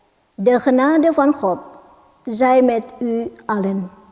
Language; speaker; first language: Dutch; non-native, fluent; Indonesian